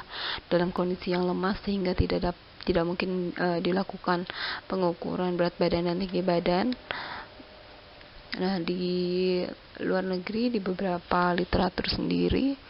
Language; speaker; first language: Indonesian; native; Indonesian